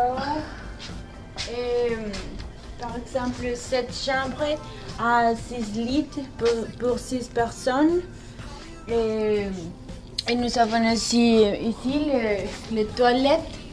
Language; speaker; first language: French; non-native, learner; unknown